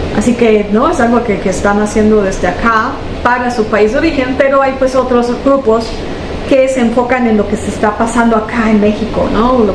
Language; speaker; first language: Spanish; early bilingual, heritage; German